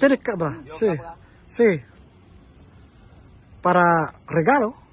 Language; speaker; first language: Spanish; non-native, learner; Filipino